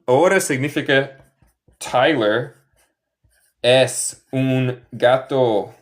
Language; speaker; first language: Spanish; non-native, fluent; English